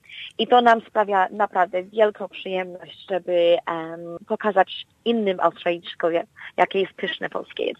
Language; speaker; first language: Polish; early bilingual, heritage; Polish